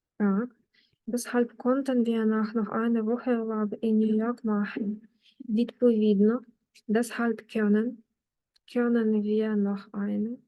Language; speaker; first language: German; non-native, fluent; Ukrainian